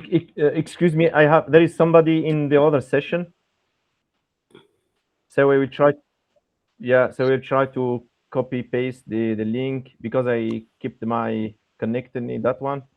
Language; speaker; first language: English; non-native, fluent; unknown